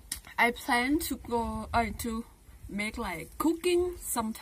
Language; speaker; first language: English; non-native, learner; Thai